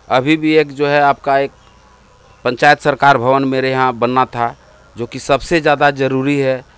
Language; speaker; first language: Hindi; native; Hindi